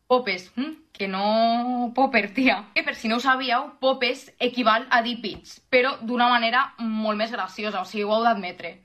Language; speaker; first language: Catalan; native; Catalan